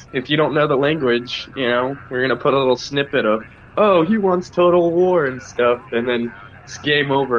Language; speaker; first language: English; early bilingual, other home language; Russian